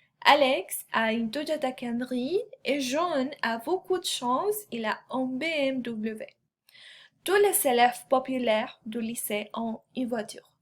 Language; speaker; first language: French; non-native, fluent; Spanish